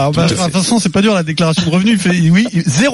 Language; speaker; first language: French; native; French